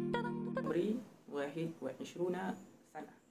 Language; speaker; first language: Arabic; non-native, learner; Malay